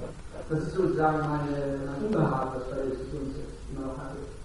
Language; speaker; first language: German; native; German